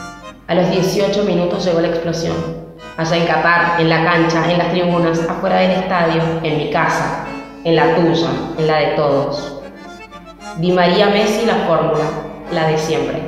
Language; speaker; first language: Spanish; native; Spanish